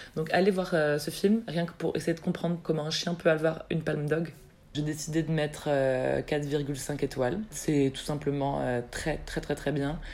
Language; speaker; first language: French; native; French